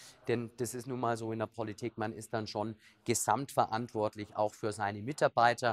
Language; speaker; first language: German; native; German